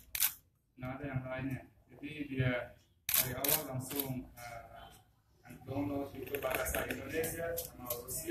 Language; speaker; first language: Indonesian; non-native, fluent; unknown